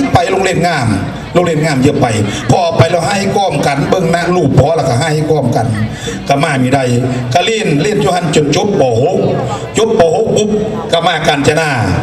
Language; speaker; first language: Thai; non-native, local second language; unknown